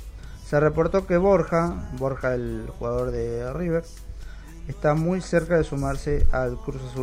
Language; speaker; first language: Spanish; native; Spanish